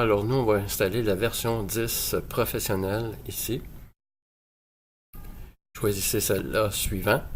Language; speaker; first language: French; native; French